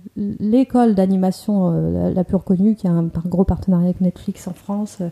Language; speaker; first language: French; native; French